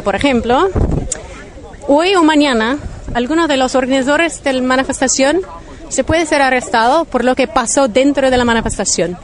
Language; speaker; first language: Spanish; non-native, learner; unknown